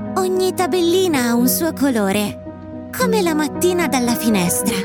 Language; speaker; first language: Italian; native; Italian